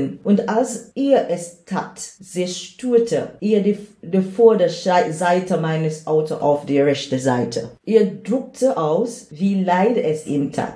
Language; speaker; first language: German; non-native, learner; English